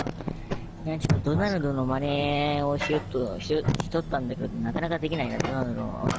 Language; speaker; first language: Japanese; native; Japanese